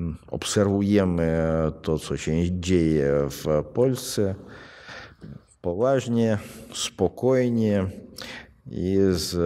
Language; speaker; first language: Polish; non-native, fluent; Russian